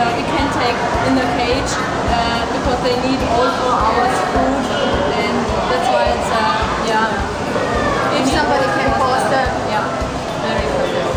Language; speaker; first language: English; non-native, fluent; German